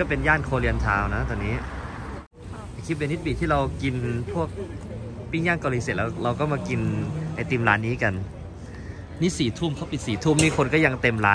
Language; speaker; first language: Thai; native; Thai